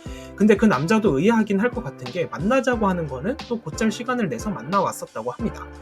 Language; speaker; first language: Korean; native; Korean